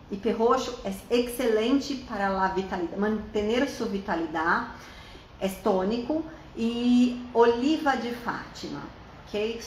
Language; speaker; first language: Spanish; non-native, fluent; Portuguese